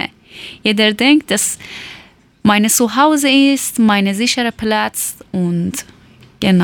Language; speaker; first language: German; non-native, learner; Persian